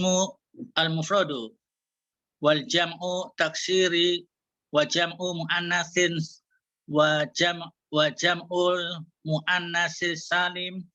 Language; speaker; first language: Arabic; non-native, learner; Indonesian